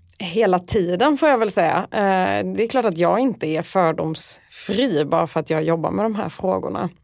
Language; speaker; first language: Swedish; early bilingual, other home language; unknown